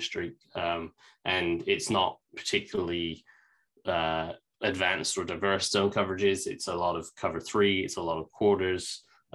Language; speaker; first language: English; native; English